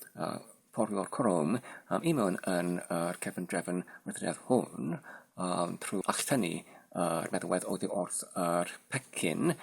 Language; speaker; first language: Welsh; non-native, learner; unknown